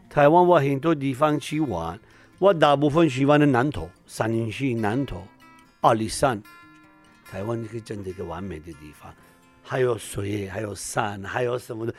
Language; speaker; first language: Chinese; non-native, learner; Persian